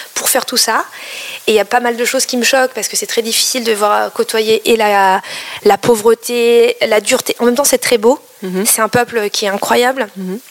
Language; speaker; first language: French; native; French